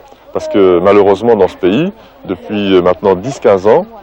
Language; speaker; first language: French; native; French